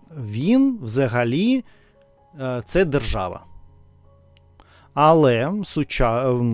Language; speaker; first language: Ukrainian; non-native, learner; Russian